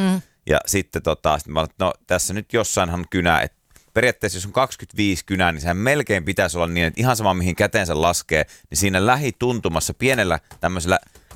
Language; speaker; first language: Finnish; native; Finnish